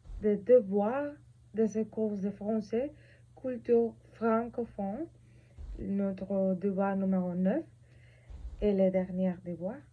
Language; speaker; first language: French; non-native, learner; Spanish